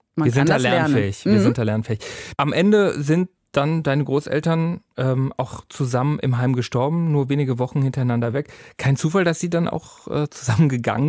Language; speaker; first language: German; native; German